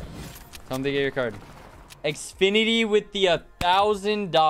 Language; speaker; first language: English; native; English